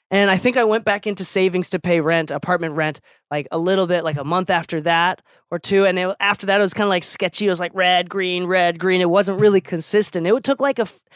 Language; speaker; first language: English; native; English